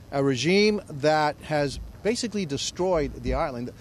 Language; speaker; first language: English; early bilingual, other home language; Spanish